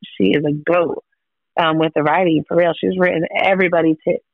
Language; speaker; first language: English; native; English